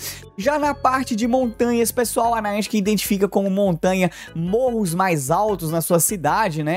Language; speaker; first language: Portuguese; native; Portuguese